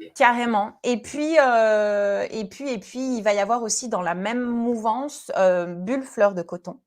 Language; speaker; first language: French; native; French